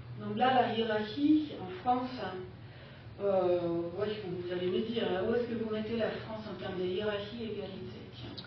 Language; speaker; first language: French; non-native, fluent; German